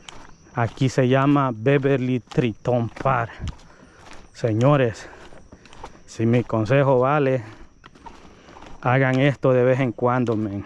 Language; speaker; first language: Spanish; native; Spanish